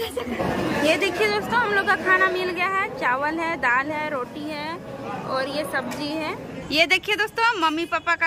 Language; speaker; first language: Hindi; native; Hindi